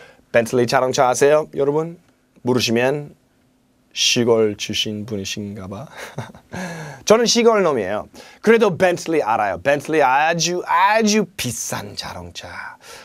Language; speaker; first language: Korean; non-native, learner; English